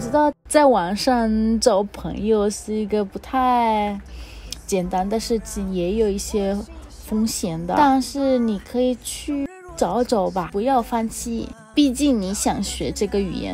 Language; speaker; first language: Chinese; non-native, fluent; Spanish